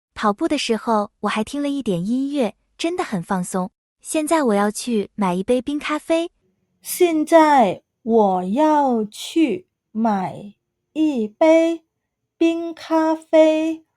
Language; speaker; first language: Chinese; non-native, fluent; Thai